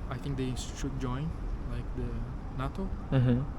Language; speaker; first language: English; non-native, fluent; Portuguese